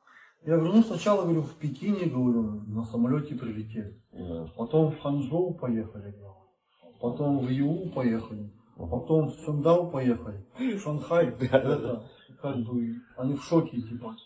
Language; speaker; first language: Russian; native; Russian